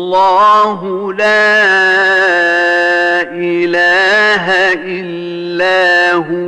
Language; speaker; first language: Arabic; native; Arabic